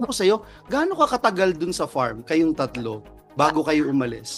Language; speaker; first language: Filipino; native; Filipino